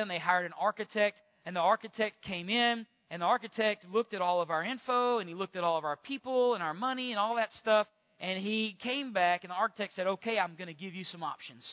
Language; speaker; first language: English; native; English